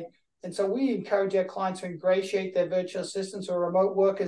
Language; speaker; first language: English; native; English